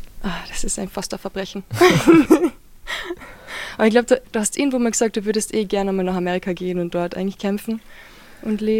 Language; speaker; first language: German; native; German